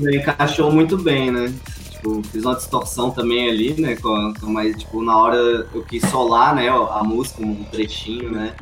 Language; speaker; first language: Portuguese; native; Portuguese